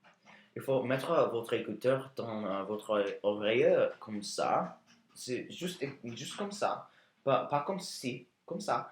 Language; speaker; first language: French; non-native, learner; English